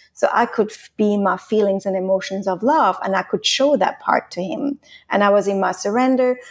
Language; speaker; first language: English; non-native, fluent; Swiss German